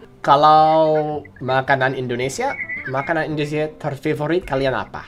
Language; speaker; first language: Indonesian; non-native, fluent; English